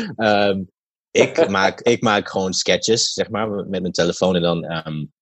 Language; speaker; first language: Dutch; non-native, fluent; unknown